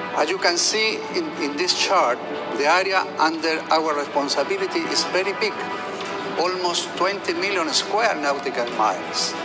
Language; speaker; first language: English; non-native, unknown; Spanish